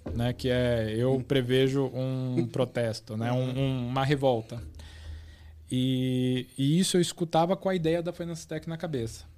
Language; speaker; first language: Portuguese; native; Portuguese